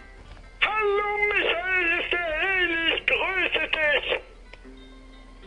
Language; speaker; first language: German; native; German